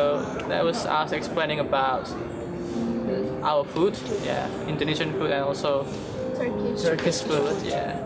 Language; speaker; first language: English; non-native, learner; Indonesian